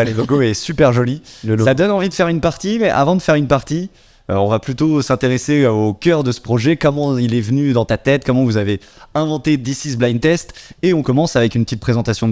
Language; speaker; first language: French; native; French